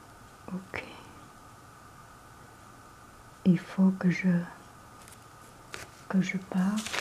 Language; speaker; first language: French; non-native, learner; Chinese